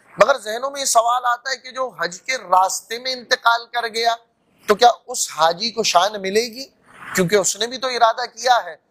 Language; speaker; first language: Urdu; native; Urdu